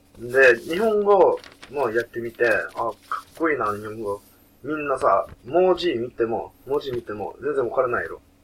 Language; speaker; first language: Japanese; non-native, fluent; English